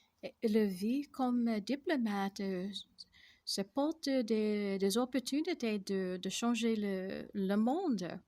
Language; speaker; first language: French; non-native, fluent; English